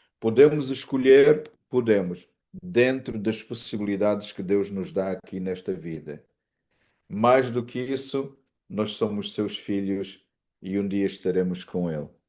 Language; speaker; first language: Portuguese; native; Portuguese